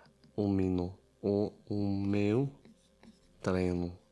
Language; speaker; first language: Portuguese; non-native, learner; Italian